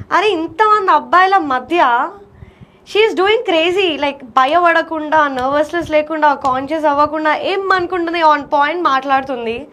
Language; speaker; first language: Telugu; non-native, local second language; Marathi